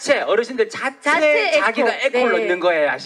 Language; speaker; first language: Korean; native; Korean